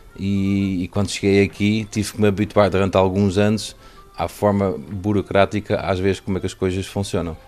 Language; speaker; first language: Portuguese; non-native, fluent; Dutch